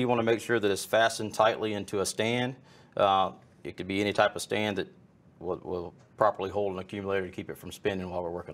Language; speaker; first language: English; native; English